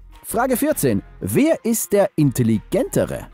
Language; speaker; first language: German; native; German